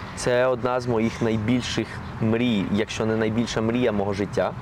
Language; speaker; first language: Ukrainian; non-native, fluent; Spanish